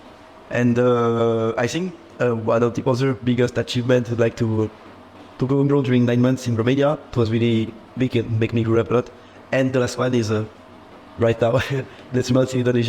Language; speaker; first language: English; non-native, fluent; French